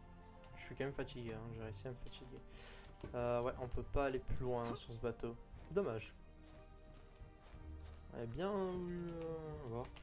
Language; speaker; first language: French; native; French